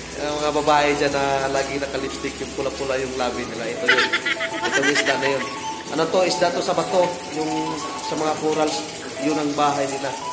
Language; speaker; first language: Filipino; non-native, local second language; Cebuano